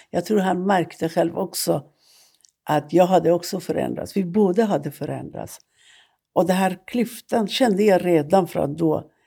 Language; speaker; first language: Swedish; non-native, fluent; Persian